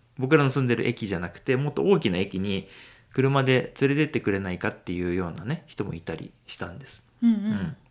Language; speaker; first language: Japanese; native; Japanese